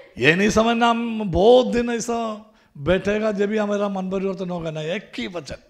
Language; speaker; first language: Hindi; non-native, local second language; Malayalam